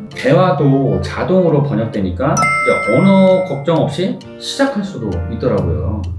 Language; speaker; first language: Korean; native; Korean